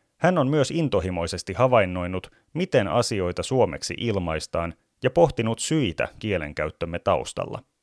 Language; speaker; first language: Finnish; native; Finnish